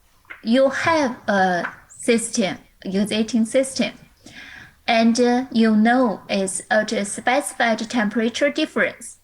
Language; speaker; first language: English; non-native, local second language; Chinese